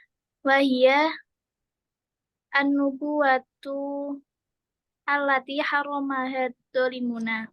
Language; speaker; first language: Arabic; non-native, learner; Indonesian